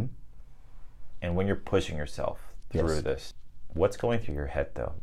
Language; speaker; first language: English; native; English